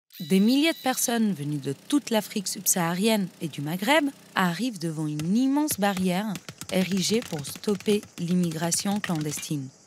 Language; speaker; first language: French; non-native, fluent; Spanish